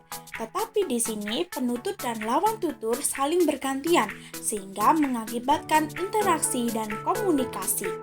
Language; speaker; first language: Indonesian; native; Indonesian